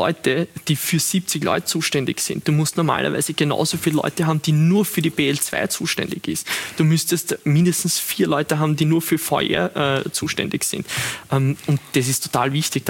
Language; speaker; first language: German; native; German